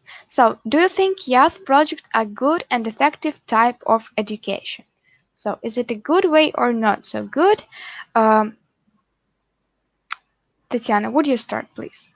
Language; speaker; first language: English; non-native, fluent; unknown